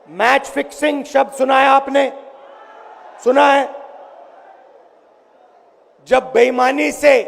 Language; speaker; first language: Hindi; native; Hindi